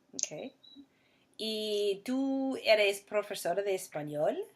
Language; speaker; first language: Spanish; non-native, fluent; English